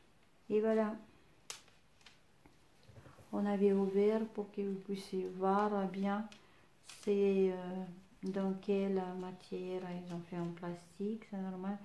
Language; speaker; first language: French; non-native, fluent; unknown